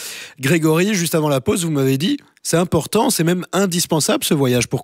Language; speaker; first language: French; native; French